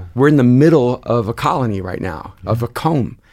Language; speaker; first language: English; early bilingual, other home language; Spanish